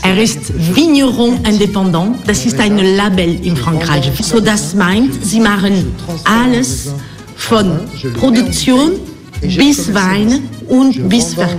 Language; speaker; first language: German; non-native, learner; French